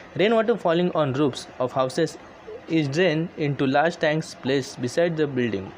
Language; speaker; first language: English; non-native, local second language; Marathi